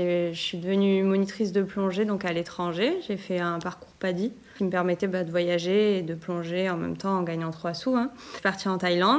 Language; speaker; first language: French; native; French